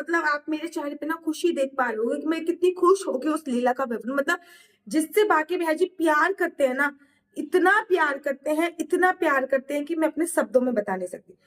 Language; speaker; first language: Hindi; native; Hindi